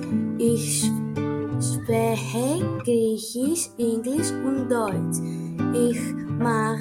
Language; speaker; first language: German; non-native, learner; Greek